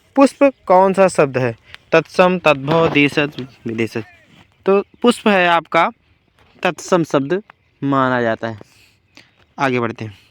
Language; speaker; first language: Hindi; native; Hindi